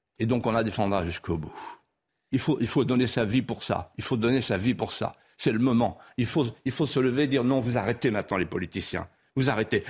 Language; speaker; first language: French; non-native, local second language; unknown